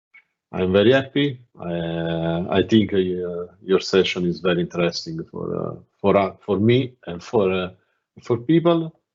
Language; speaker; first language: English; non-native, learner; Italian